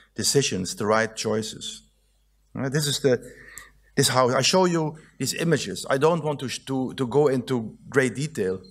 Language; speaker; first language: English; non-native, fluent; Dutch